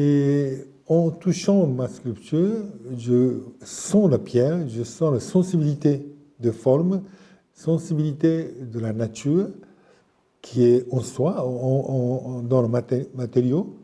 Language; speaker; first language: French; non-native, fluent; Japanese